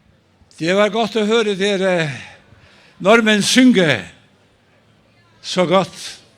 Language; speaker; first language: Norwegian; non-native, fluent; Faroese